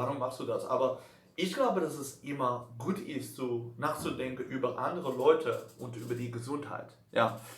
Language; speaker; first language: German; non-native, learner; Dutch